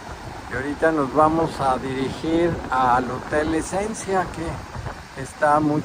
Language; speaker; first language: Spanish; native; Spanish